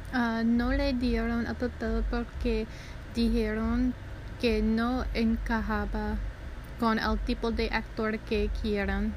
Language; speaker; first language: Spanish; non-native, learner; English